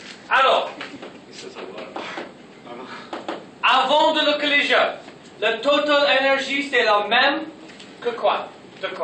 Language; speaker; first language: French; non-native, local second language; English